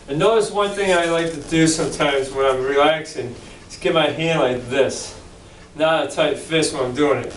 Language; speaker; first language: English; native; English